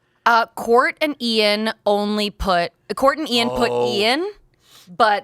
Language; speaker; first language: English; native; English